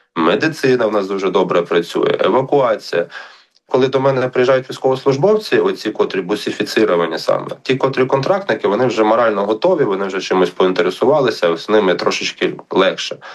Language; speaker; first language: Ukrainian; native; Ukrainian